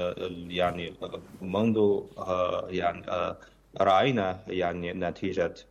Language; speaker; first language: Arabic; non-native, fluent; Chinese